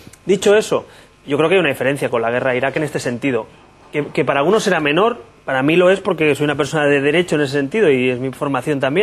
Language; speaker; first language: Spanish; native; Spanish